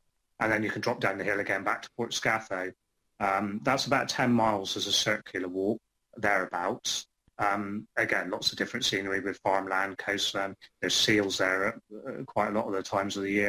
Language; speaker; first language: English; native; English